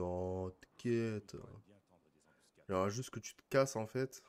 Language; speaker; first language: French; native; French